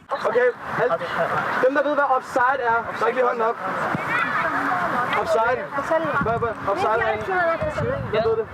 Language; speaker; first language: Danish; native; Danish